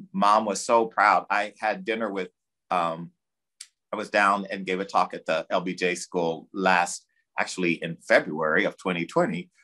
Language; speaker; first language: English; native; English